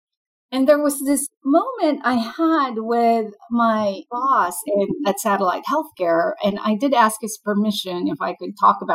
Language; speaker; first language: English; non-native, local second language; Filipino